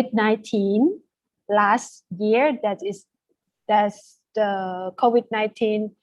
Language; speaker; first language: English; non-native, fluent; Thai